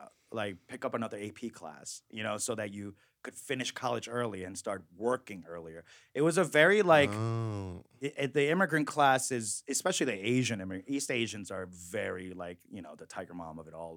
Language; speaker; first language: English; early bilingual, other home language; Korean